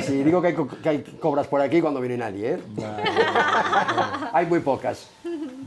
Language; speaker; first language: Spanish; native; Spanish